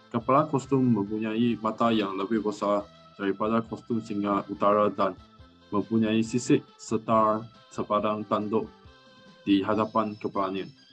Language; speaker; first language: Malay; non-native, local second language; Chinese